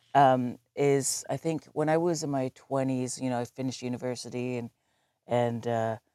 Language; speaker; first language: English; native; English